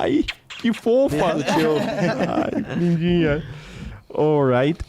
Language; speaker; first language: Portuguese; native; Portuguese